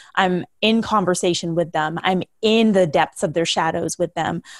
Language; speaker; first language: English; early bilingual, other home language; Hindi